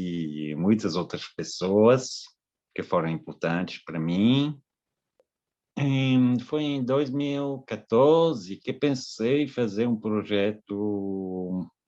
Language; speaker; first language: Portuguese; non-native, fluent; French